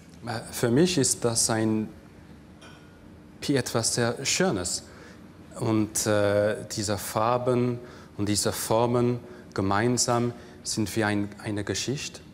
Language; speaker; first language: German; non-native, fluent; English